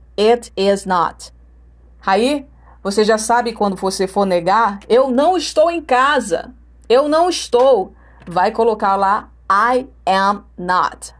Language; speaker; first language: Portuguese; native; Portuguese